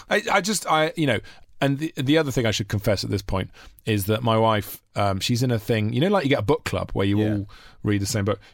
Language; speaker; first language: English; native; English